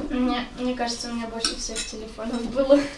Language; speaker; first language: Russian; native; Russian